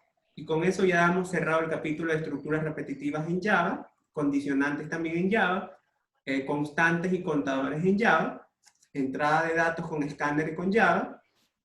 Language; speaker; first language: Spanish; native; Spanish